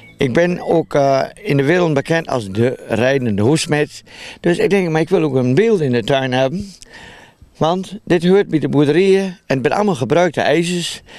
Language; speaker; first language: Dutch; native; Dutch